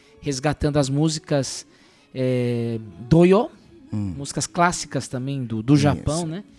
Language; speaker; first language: Portuguese; native; Portuguese